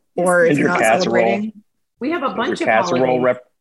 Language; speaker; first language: English; native; English